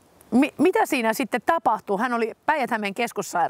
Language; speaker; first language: Finnish; native; Finnish